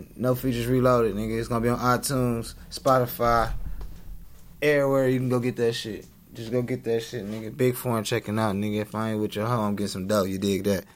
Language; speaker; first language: English; native; English